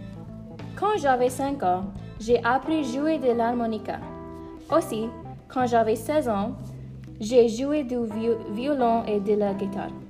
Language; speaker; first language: French; non-native, learner; English